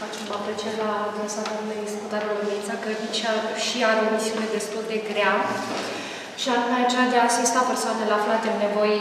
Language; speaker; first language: Romanian; native; Romanian